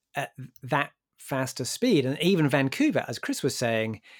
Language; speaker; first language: English; native; English